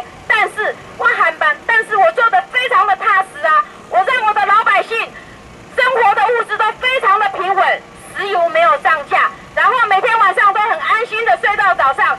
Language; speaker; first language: Chinese; non-native, local second language; Min Nan Chinese